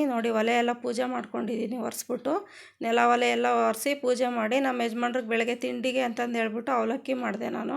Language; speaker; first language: Kannada; native; Kannada